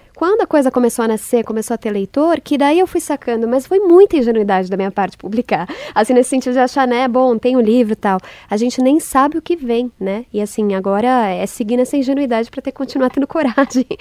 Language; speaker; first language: Portuguese; native; Portuguese